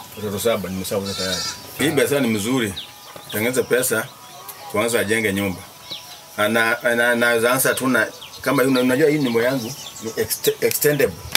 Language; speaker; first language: Swahili; non-native, local second language; Luo (Kenya and Tanzania)